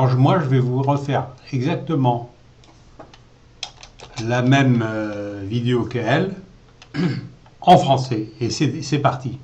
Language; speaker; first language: French; native; French